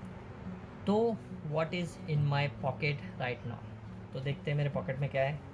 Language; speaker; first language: Hindi; native; Hindi